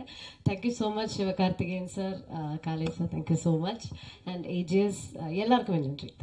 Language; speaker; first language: Tamil; non-native, fluent; Malayalam